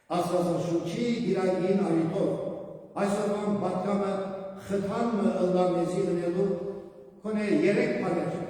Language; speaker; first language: Armenian; native; Armenian